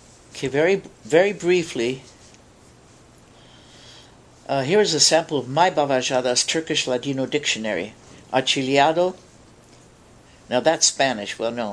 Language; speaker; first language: English; early bilingual, other home language; Spanish